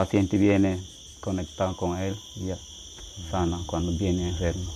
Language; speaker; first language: Spanish; non-native, local second language; Shipibo-Conibo